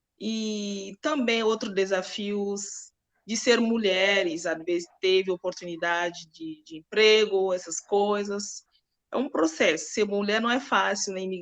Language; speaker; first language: Portuguese; non-native, fluent; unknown